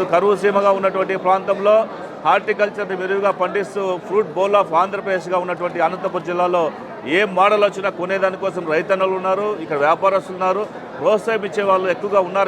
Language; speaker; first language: Telugu; native; Telugu